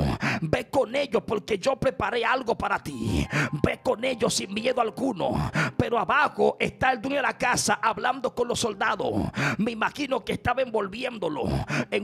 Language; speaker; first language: Spanish; native; Spanish